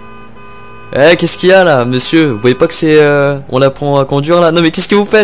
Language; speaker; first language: French; native; French